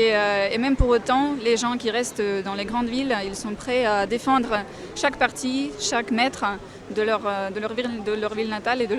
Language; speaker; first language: French; non-native, fluent; Russian